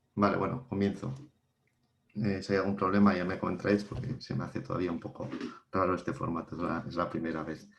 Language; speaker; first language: Spanish; native; Spanish